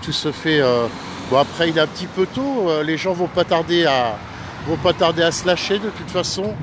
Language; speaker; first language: French; native; French